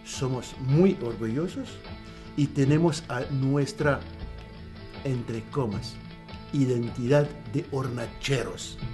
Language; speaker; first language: Spanish; non-native, learner; Arabic